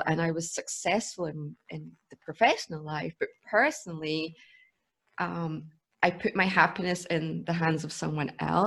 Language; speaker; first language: English; native; English